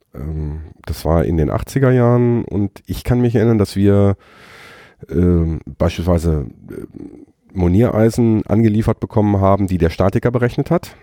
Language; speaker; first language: German; native; German